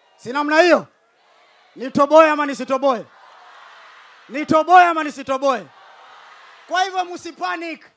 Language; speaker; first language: Swahili; native; Swahili